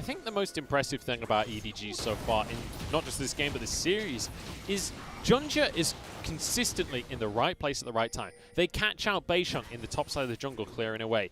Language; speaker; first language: English; native; English